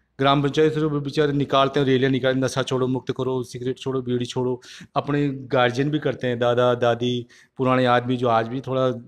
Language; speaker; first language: Hindi; native; Hindi